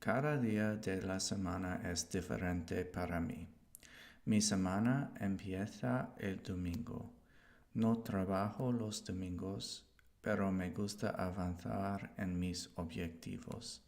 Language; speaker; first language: Spanish; non-native, learner; English